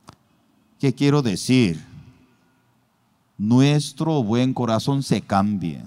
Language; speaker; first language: Spanish; non-native, learner; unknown